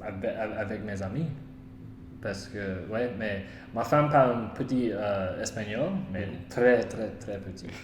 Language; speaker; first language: French; non-native, learner; English